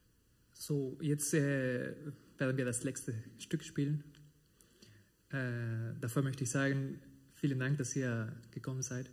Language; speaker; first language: German; non-native, fluent; Spanish